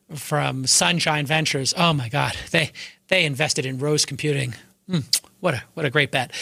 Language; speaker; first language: English; native; English